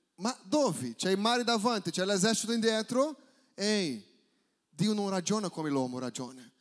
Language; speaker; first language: Italian; non-native, fluent; Portuguese